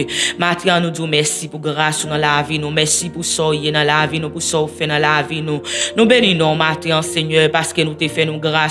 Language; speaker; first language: French; non-native, local second language; Haitian Creole